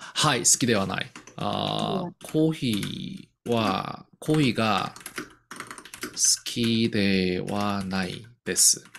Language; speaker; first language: Japanese; non-native, learner; Korean